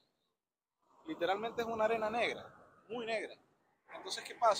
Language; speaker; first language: Spanish; native; Spanish